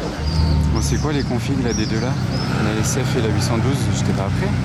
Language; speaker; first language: French; native; French